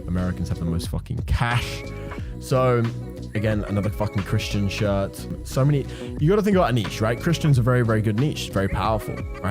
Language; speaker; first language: English; native; English